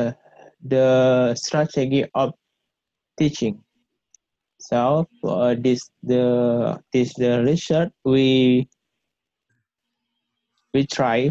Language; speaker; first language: English; non-native, learner; Indonesian